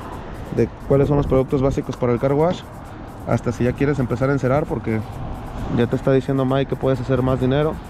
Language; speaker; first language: Spanish; native; Spanish